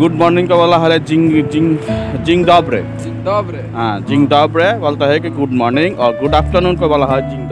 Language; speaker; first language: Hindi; non-native, learner; Nepali